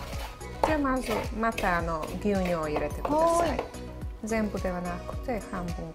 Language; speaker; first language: Japanese; non-native, fluent; Serbian